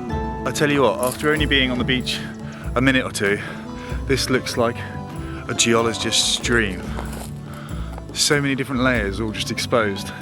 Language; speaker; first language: English; native; English